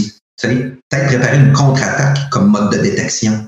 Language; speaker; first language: French; native; French